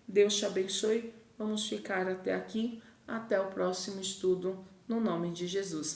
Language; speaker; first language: Portuguese; native; Portuguese